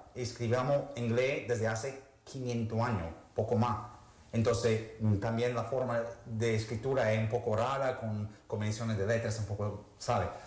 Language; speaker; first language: Spanish; non-native, fluent; English